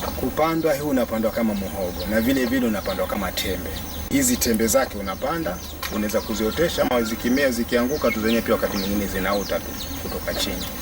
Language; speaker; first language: Swahili; non-native, local second language; Giryama